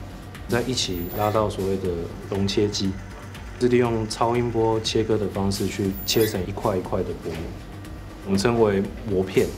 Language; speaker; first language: Chinese; native; Chinese